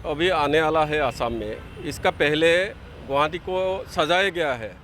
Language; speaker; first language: Hindi; non-native, local second language; Assamese